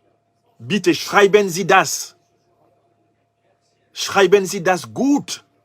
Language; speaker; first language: German; non-native, learner; French